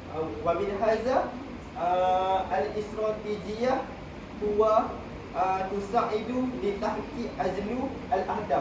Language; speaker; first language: Arabic; non-native, learner; Malay